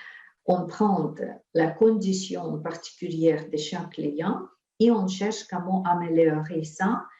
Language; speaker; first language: French; non-native, fluent; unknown